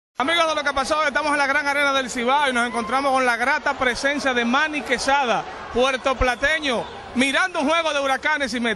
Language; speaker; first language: Spanish; native; Spanish